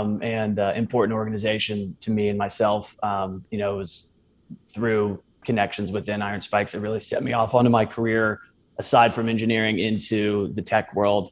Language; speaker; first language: English; native; English